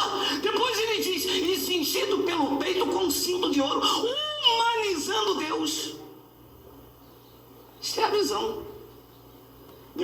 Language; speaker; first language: Portuguese; native; Portuguese